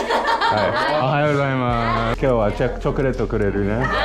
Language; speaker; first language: Japanese; non-native, learner; Chinese